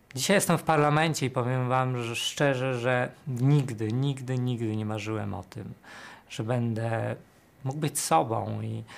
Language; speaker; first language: Polish; native; Polish